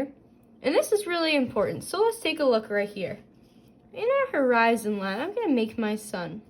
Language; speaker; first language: English; native; English